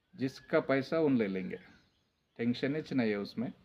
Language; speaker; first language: Hindi; non-native, local second language; Telugu